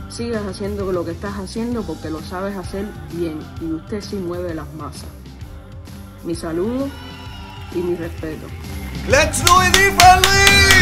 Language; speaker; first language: Spanish; early bilingual, heritage; Spanish